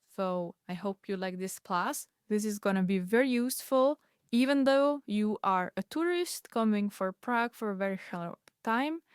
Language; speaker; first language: English; non-native, fluent; Czech